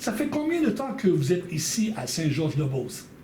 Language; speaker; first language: French; native; French